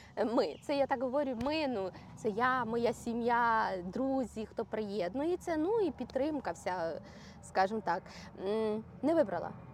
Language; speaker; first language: Ukrainian; native; Ukrainian